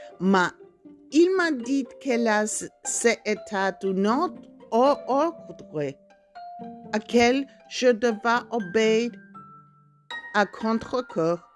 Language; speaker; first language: French; non-native, learner; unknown